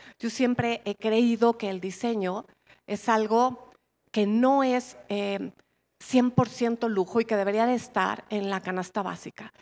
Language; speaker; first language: Spanish; native; Spanish